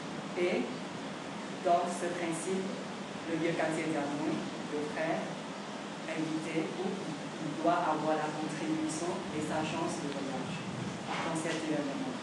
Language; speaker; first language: French; non-native, learner; Vietnamese